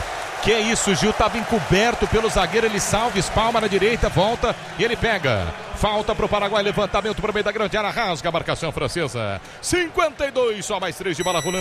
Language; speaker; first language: Portuguese; native; Portuguese